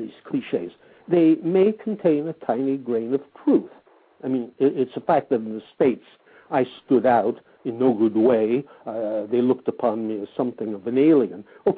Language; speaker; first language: English; native; English